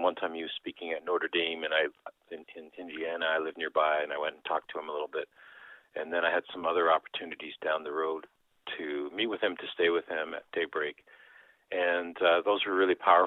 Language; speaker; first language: English; early bilingual, other home language; Dutch